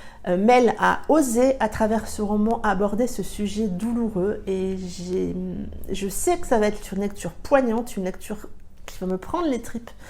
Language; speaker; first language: French; native; French